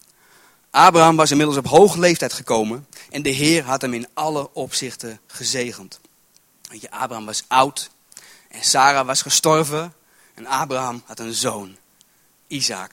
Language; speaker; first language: Dutch; native; Dutch